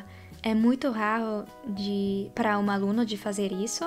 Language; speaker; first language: Portuguese; non-native, fluent; Dutch